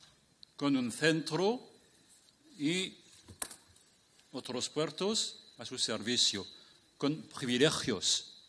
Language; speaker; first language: Spanish; non-native, fluent; French